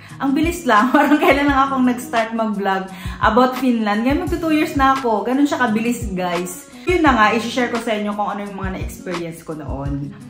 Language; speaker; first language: Filipino; native; Filipino